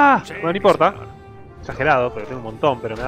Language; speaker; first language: Spanish; native; Spanish